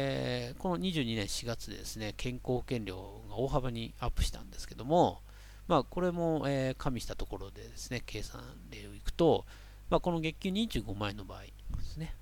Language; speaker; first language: Japanese; native; Japanese